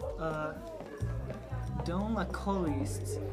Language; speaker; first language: French; non-native, learner; English